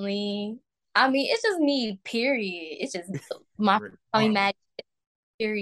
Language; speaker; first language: English; native; English